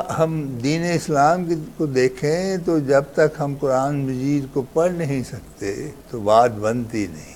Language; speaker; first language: Urdu; native; Urdu